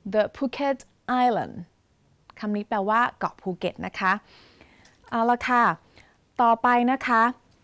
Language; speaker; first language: Thai; native; Thai